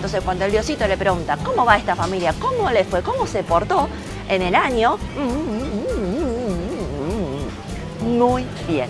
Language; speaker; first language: Spanish; early bilingual, other home language; Chinese